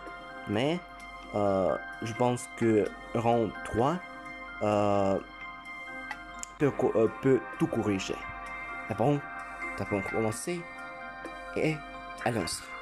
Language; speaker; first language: French; non-native, learner; Russian